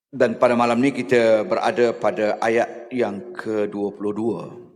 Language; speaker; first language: Malay; native; Malay